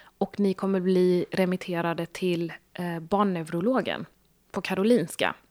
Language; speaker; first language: Swedish; early bilingual, other home language; Gujarati